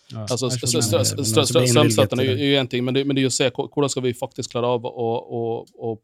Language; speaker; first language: Norwegian; non-native, fluent; Finnish